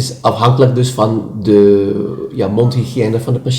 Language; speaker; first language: Dutch; non-native, fluent; Indonesian